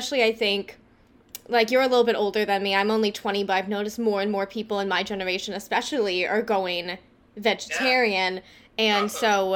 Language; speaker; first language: English; native; English